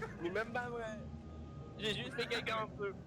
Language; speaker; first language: French; native; French